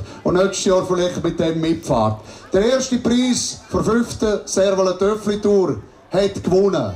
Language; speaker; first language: German; native; German